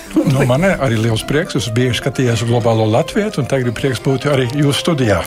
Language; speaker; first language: Latvian; early bilingual, heritage; Latvian